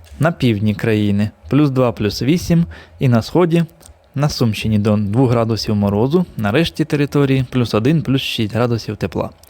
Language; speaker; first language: Ukrainian; native; Ukrainian